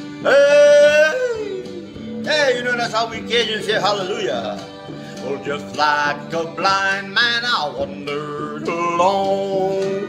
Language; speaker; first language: English; native; English